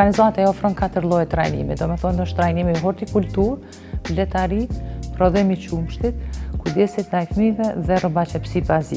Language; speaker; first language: Albanian; native; Albanian